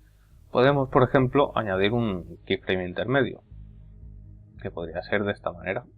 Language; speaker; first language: Spanish; native; Spanish